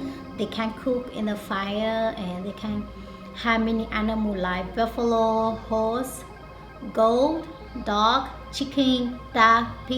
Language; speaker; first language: English; non-native, learner; Hmong